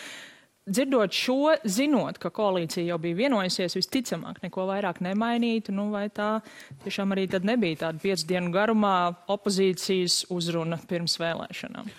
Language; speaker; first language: Latvian; native; Latvian